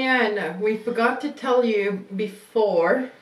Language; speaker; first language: English; native; English